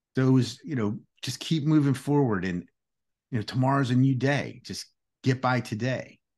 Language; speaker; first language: English; early bilingual, other home language; Greek